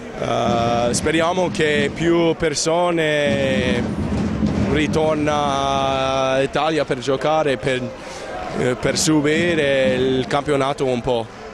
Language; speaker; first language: Italian; non-native, learner; Spanish